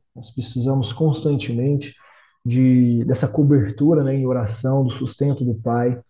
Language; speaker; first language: Portuguese; native; Portuguese